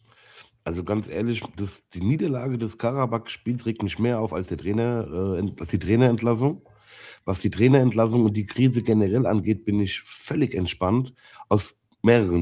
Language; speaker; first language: German; native; German